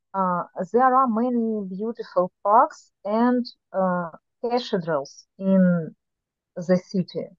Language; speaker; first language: English; non-native, learner; Russian